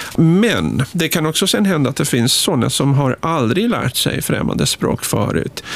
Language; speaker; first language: Swedish; non-native, fluent; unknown